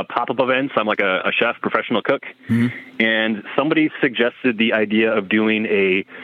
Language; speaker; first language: English; native; English